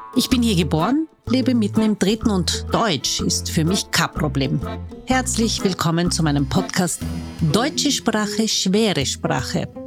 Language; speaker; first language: German; native; German